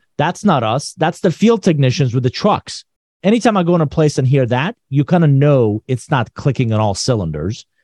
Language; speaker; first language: English; non-native, fluent; Persian